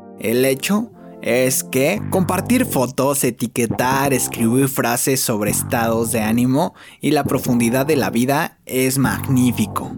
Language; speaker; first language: Spanish; native; Spanish